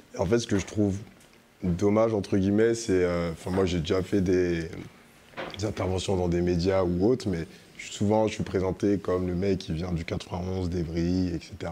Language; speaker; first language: French; early bilingual, other home language; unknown